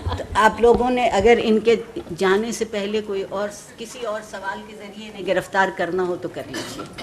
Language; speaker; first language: Urdu; native; Urdu